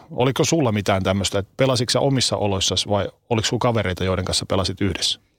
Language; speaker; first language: Finnish; native; Finnish